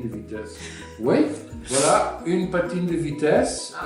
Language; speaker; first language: French; non-native, fluent; Dutch